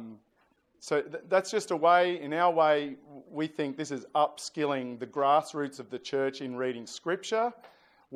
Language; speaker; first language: English; native; English